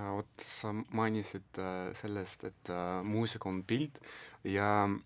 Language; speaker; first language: Estonian; non-native, local second language; Russian